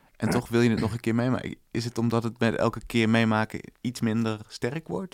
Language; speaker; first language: Dutch; native; Dutch